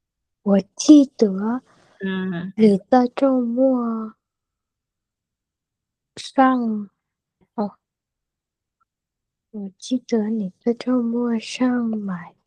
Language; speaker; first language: Chinese; non-native, learner; Vietnamese